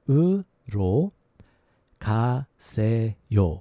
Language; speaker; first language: Korean; non-native, fluent; English